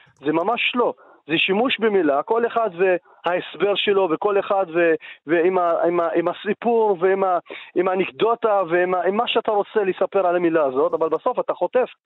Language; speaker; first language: Hebrew; non-native, local second language; Arabic